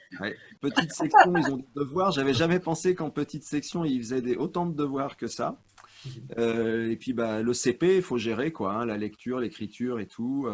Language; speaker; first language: French; native; French